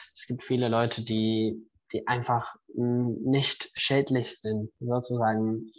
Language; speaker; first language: German; non-native, fluent; Spanish